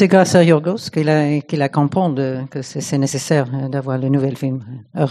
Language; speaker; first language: French; non-native, fluent; English